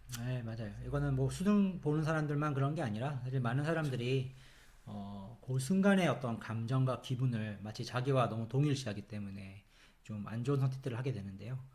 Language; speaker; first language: Korean; native; Korean